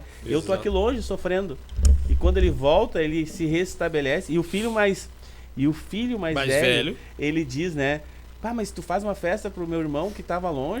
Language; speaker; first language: Portuguese; native; Portuguese